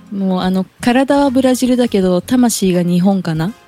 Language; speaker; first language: Japanese; early bilingual, other home language; Portuguese